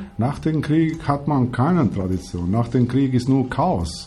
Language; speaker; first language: German; non-native, learner; Albanian